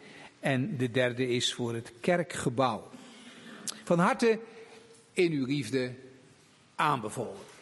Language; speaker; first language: Dutch; native; Dutch